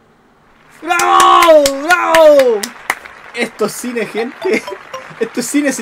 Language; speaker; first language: Spanish; native; Spanish